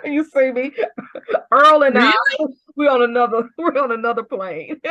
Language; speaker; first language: English; native; English